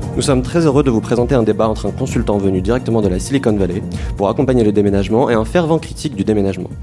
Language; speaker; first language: French; native; French